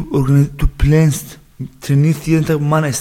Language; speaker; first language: German; non-native, learner; Baluchi